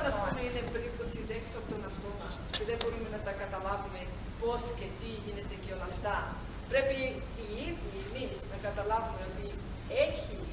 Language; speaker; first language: Greek; early bilingual, heritage; Greek